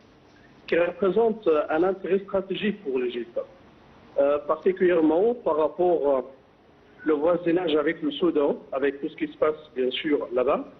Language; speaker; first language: French; non-native, fluent; Arabic